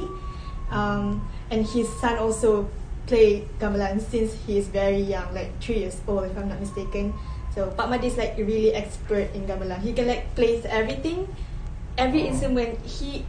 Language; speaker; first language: English; non-native, local second language; Malay